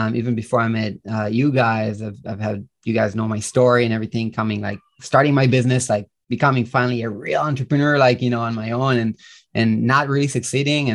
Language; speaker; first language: English; non-native, fluent; Hebrew